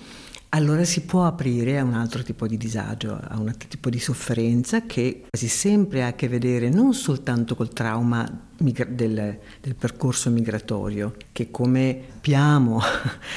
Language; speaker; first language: Italian; native; Italian